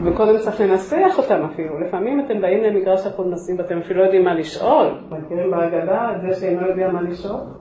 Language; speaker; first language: Hebrew; native; Hebrew